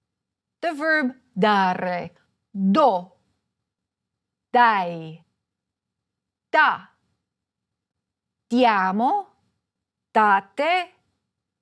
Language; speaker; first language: Italian; non-native, fluent; English